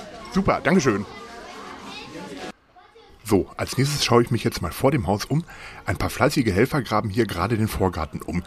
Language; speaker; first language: German; native; German